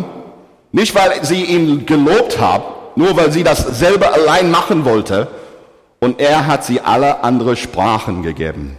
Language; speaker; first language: German; non-native, fluent; English